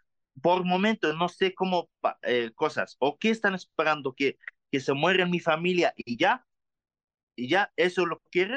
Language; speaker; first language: Spanish; non-native, learner; Arabic